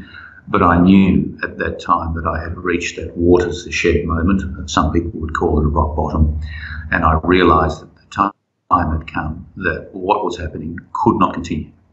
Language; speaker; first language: English; native; English